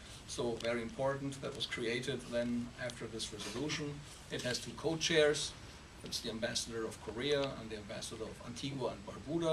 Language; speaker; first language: English; non-native, fluent; German